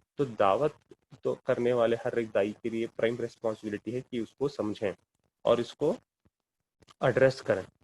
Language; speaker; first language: Urdu; non-native, local second language; Kannada